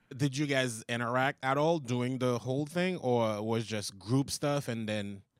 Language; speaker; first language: English; non-native, fluent; Haitian Creole